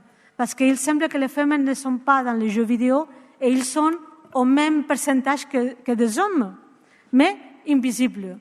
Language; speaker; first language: French; non-native, learner; Spanish